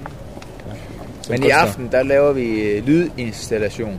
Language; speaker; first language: Danish; native; Danish